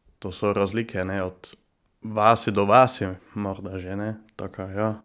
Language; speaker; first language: Slovenian; early bilingual, heritage; German